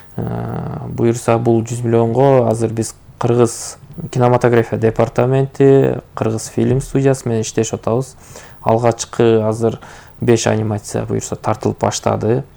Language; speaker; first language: Kyrgyz; native; Kyrgyz